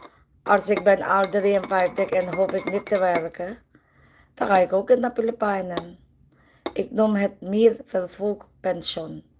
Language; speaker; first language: Dutch; non-native, learner; Filipino